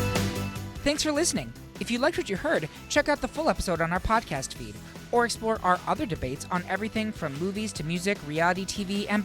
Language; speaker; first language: English; native; English